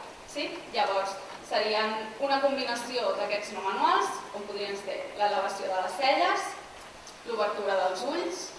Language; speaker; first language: Catalan; native; Catalan